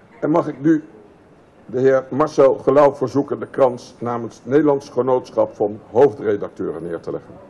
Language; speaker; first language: Dutch; native; Dutch